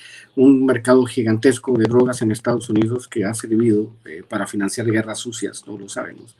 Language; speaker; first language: Spanish; native; Spanish